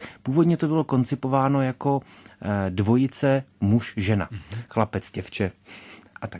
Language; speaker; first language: Czech; native; Czech